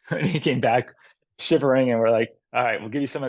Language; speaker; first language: English; native; English